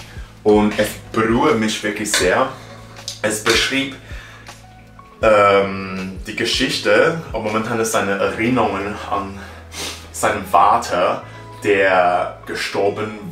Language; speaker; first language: German; non-native, learner; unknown